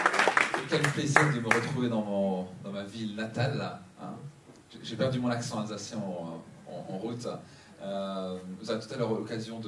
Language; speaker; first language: French; native; French